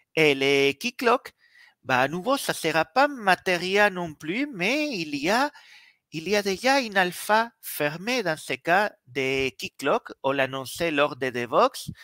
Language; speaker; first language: French; native; French